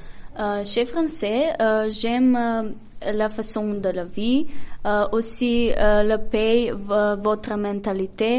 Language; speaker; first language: French; non-native, learner; Macedonian